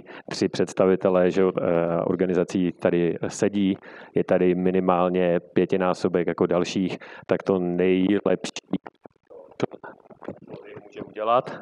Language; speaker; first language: Czech; native; Czech